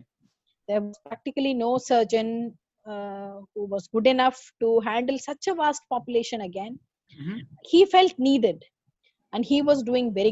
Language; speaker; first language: English; non-native, local second language; Tamil